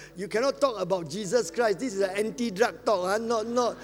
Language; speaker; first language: English; non-native, local second language; Min Nan Chinese